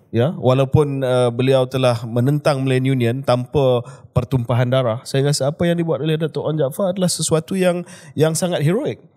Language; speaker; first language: Malay; early bilingual, heritage; Malay